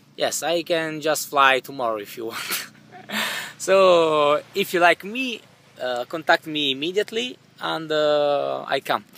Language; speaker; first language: English; non-native, learner; Italian